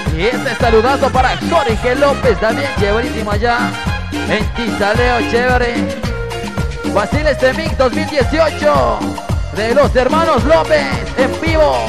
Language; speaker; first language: Spanish; native; Spanish